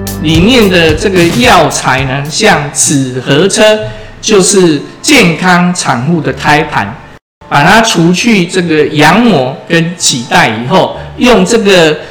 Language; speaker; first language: Chinese; native; Chinese